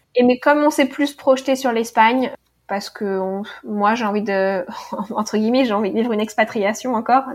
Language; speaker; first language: French; native; French